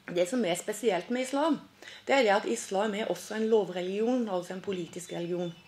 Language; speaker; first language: Norwegian; native; Norwegian